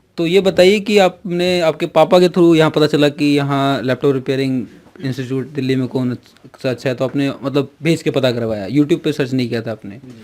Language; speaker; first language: Hindi; native; Hindi